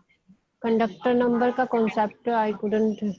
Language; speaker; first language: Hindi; native; Hindi